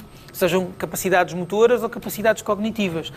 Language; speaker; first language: Portuguese; native; Portuguese